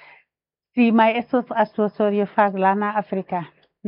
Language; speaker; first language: Portuguese; non-native, learner; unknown